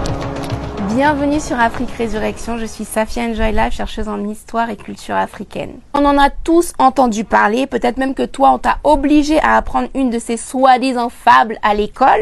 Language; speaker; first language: French; native; French